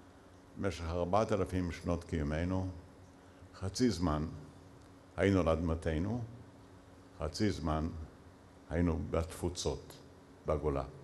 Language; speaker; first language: Hebrew; early bilingual, other home language; Yiddish